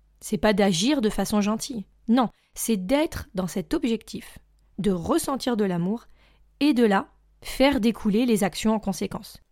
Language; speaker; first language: French; native; French